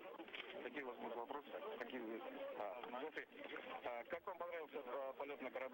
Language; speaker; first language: Russian; native; Russian